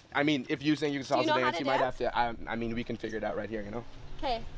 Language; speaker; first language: English; native; English